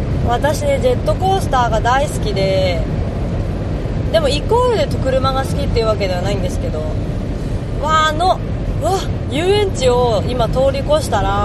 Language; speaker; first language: Japanese; native; Japanese